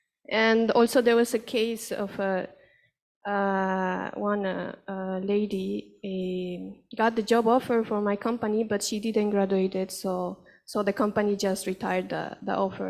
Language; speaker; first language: English; non-native, fluent; Spanish